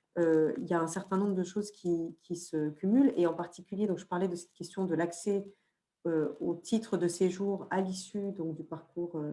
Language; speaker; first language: French; native; French